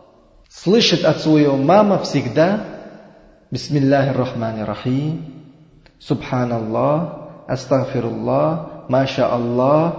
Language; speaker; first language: Russian; non-native, learner; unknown